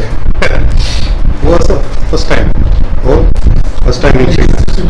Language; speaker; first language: English; non-native, learner; Sinhala